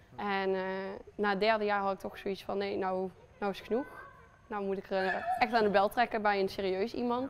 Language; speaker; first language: Dutch; early bilingual, other home language; Spanish